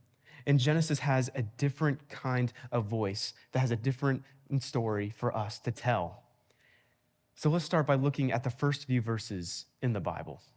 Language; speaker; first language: English; native; English